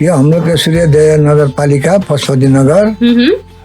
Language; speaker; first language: Hindi; non-native, learner; Nepali